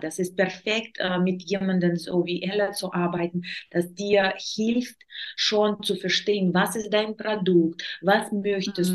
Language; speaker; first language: German; non-native, learner; Russian